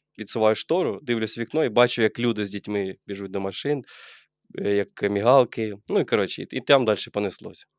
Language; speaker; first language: Ukrainian; non-native, local second language; Russian